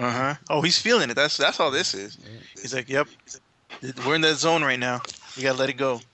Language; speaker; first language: English; native; English